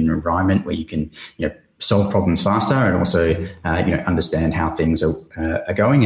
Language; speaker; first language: English; native; English